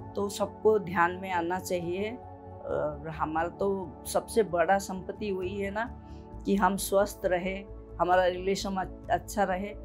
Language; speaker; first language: Hindi; non-native, local second language; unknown